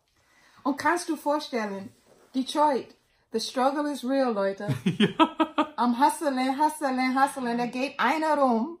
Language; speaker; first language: German; non-native, learner; English